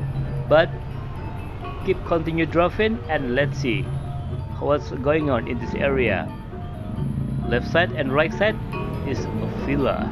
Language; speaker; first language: English; non-native, fluent; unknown